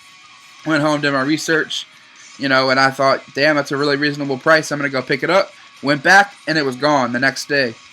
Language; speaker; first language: English; native; English